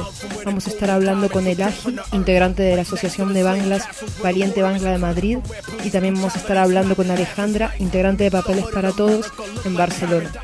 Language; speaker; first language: Spanish; native; Spanish